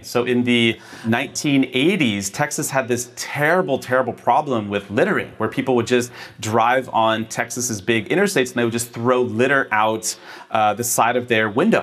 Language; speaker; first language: English; native; English